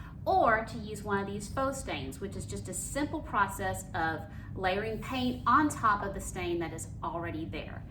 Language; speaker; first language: English; native; English